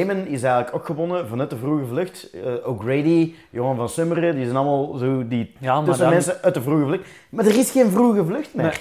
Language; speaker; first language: Dutch; native; Dutch